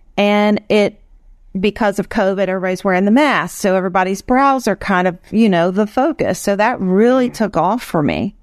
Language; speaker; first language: English; native; English